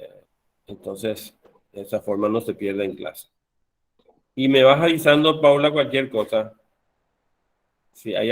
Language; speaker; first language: Spanish; native; Spanish